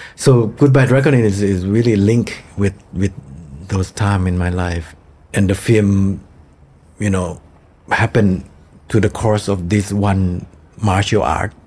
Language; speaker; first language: English; non-native, fluent; Thai